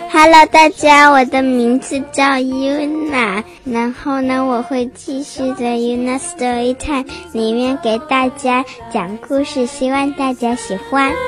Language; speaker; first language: Chinese; early bilingual, heritage; Chinese